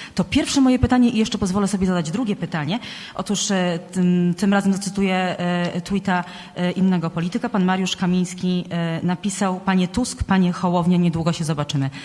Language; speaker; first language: Polish; native; Polish